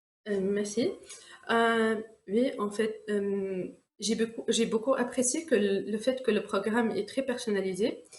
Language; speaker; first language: French; non-native, local second language; Arabic